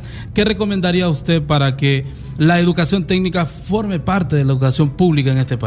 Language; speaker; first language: Spanish; native; Spanish